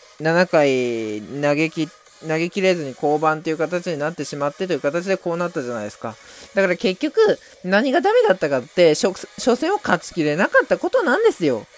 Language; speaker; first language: Japanese; native; Japanese